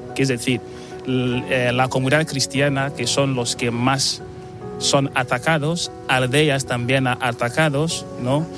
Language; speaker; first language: Spanish; non-native, fluent; Igbo